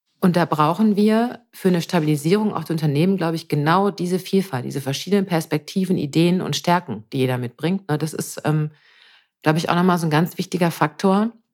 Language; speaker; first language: German; native; German